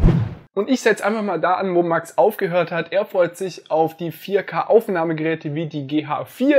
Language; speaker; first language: German; native; German